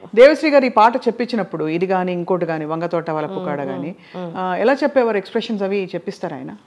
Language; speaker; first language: Telugu; native; Telugu